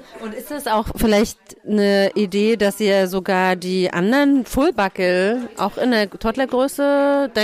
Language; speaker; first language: German; native; German